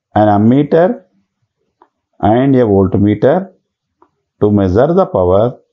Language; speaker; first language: English; non-native, local second language; Telugu